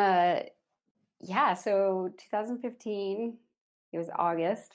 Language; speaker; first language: English; native; English